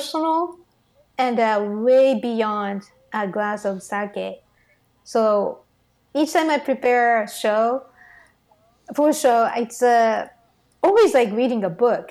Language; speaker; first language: English; non-native, fluent; Japanese